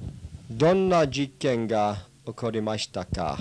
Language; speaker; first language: Japanese; early bilingual, heritage; English